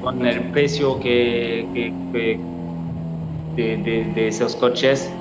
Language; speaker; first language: Spanish; non-native, learner; French